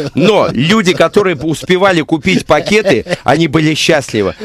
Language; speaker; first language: Russian; native; Russian